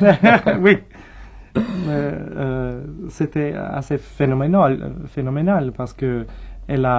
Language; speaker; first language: French; non-native, fluent; English